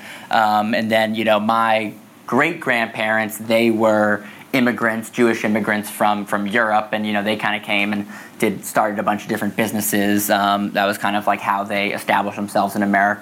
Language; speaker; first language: English; native; English